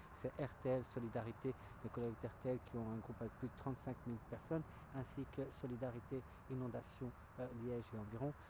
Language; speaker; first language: French; native; French